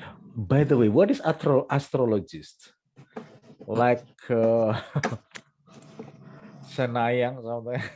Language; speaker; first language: English; non-native, fluent; Indonesian